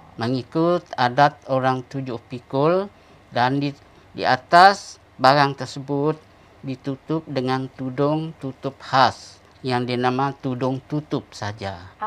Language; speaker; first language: Malay; non-native, local second language; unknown